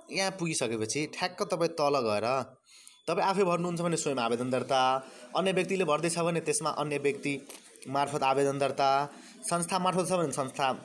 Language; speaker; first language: Nepali; non-native, local second language; Maithili